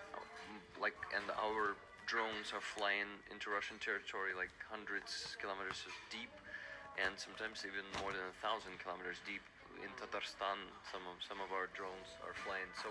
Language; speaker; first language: English; non-native, fluent; Ukrainian